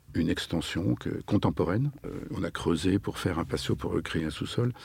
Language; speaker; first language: French; native; French